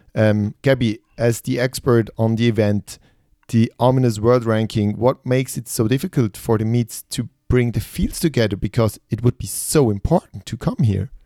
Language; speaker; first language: English; non-native, fluent; Swiss German